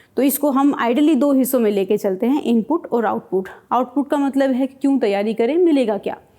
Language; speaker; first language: Hindi; native; Hindi